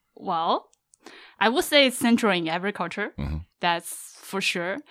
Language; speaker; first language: English; non-native, fluent; Chinese